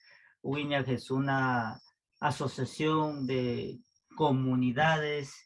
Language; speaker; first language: Spanish; non-native, local second language; Quechua